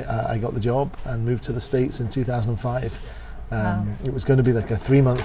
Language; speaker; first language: English; native; English